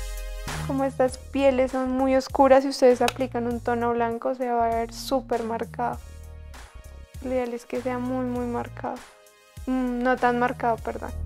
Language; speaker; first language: Spanish; native; Spanish